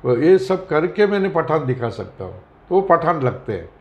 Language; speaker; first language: Hindi; non-native, local second language; Marathi